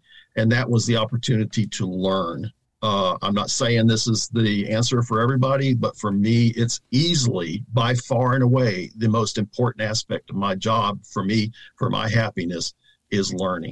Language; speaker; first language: English; native; English